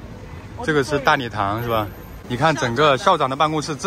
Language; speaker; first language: Chinese; native; Chinese